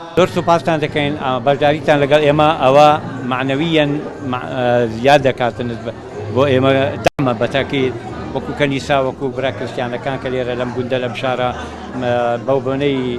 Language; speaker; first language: Central Kurdish; non-native, local second language; Assyrian Neo-Aramaic